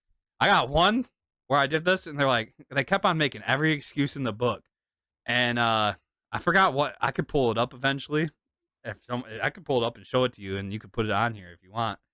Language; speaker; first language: English; native; English